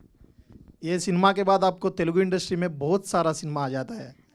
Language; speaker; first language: Hindi; non-native, local second language; Telugu